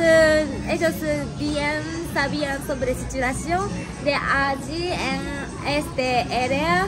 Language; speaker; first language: Spanish; non-native, learner; Japanese